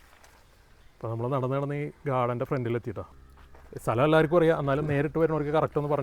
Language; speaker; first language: Malayalam; native; Malayalam